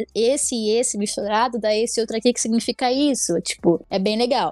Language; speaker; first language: Portuguese; native; Portuguese